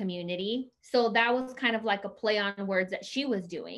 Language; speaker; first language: English; native; English